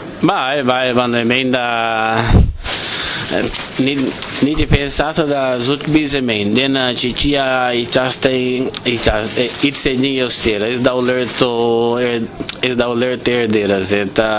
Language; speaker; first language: Basque; non-native, learner; Portuguese